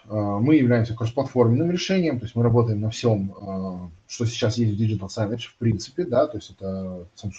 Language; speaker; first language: Russian; native; Russian